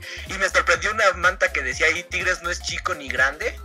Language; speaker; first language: Spanish; native; Spanish